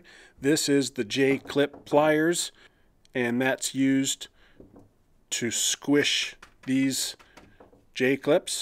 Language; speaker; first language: English; native; English